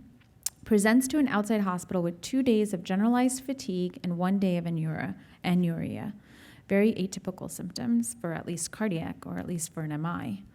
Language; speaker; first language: English; native; English